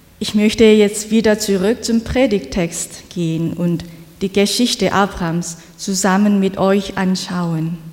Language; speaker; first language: German; non-native, fluent; Korean